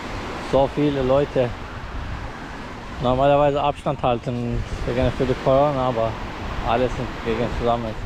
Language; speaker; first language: German; non-native, learner; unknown